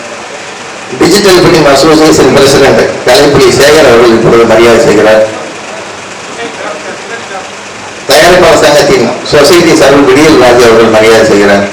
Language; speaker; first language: Tamil; native; Tamil